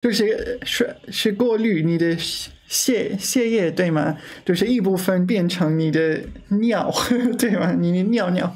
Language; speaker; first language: Chinese; non-native, learner; English